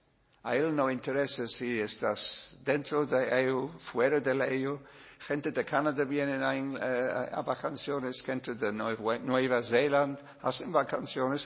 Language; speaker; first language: Spanish; non-native, learner; English